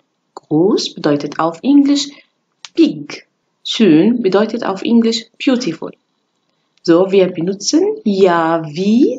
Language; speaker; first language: German; non-native, fluent; Arabic